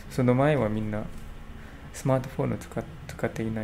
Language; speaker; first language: Japanese; non-native, learner; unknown